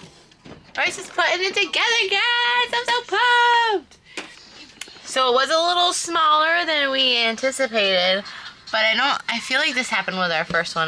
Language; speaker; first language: English; native; English